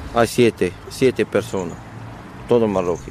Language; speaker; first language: Spanish; non-native, learner; Arabic